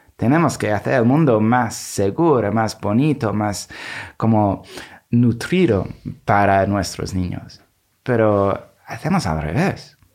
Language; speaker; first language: Spanish; non-native, fluent; English